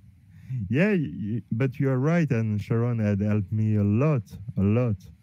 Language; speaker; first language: English; non-native, learner; French